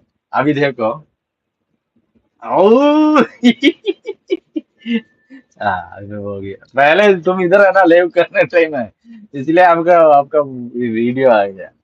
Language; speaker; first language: Hindi; non-native, local second language; Malayalam